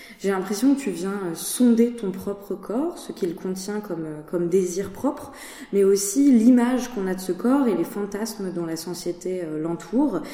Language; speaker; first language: French; native; French